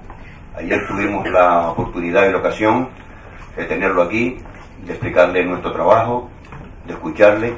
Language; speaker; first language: Spanish; native; Spanish